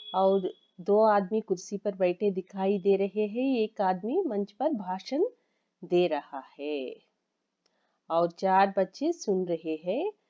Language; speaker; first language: Hindi; non-native, local second language; Telugu